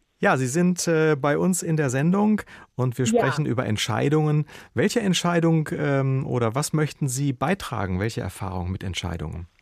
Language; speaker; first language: German; native; German